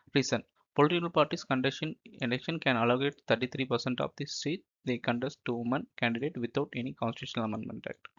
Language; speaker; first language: English; non-native, local second language; Tamil